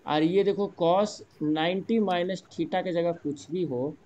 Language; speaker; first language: Hindi; native; Hindi